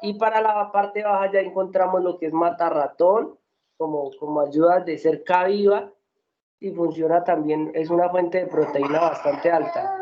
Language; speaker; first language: Spanish; native; Spanish